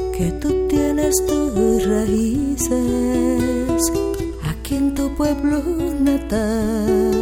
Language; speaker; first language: Spanish; native; Spanish